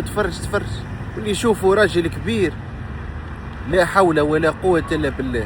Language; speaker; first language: Arabic; native; Arabic